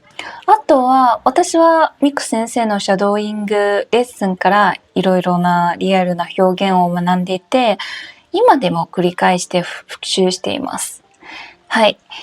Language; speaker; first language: Japanese; non-native, fluent; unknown